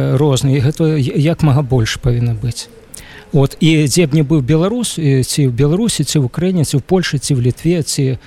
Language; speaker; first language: Belarusian; non-native, fluent; Ukrainian